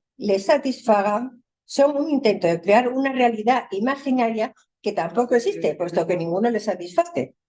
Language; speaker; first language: Spanish; native; Spanish